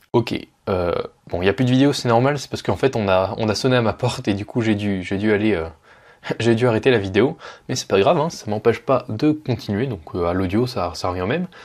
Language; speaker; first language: French; native; French